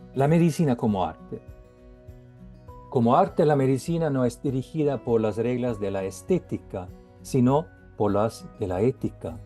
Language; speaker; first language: Spanish; non-native, fluent; Norwegian